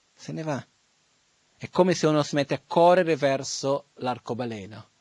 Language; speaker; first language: Italian; non-native, fluent; Portuguese